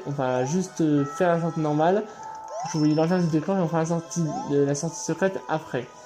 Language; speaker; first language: French; native; French